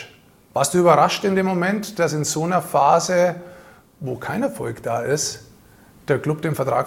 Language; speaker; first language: German; native; German